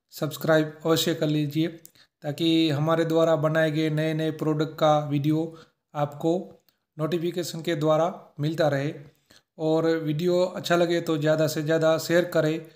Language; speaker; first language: Hindi; native; Hindi